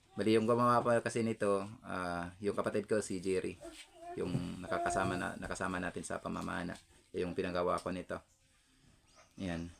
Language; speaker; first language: Filipino; non-native, local second language; Hiligaynon